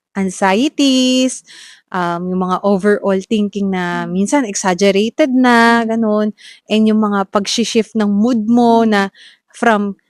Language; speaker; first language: Filipino; native; Filipino